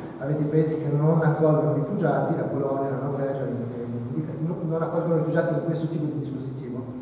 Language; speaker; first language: Italian; native; Italian